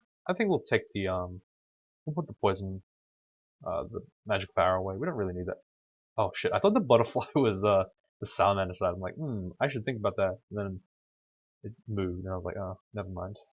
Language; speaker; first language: English; native; English